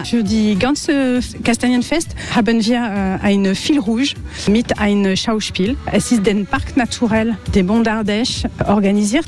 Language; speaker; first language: German; non-native, learner; French